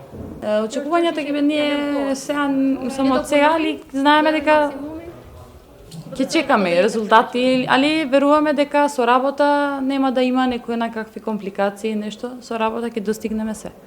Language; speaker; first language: Macedonian; non-native, fluent; Albanian